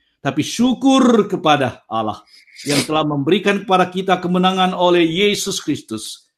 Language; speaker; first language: Indonesian; native; Indonesian